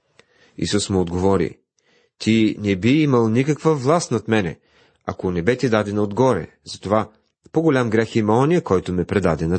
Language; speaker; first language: Bulgarian; native; Bulgarian